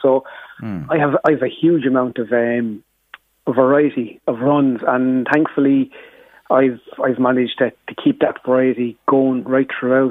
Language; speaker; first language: English; native; English